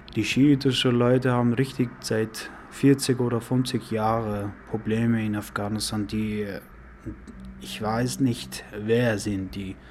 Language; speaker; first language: German; non-native, learner; Persian